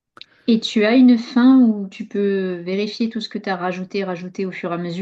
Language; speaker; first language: French; native; French